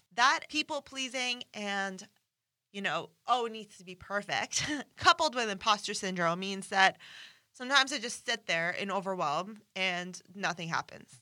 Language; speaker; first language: English; non-native, fluent; Persian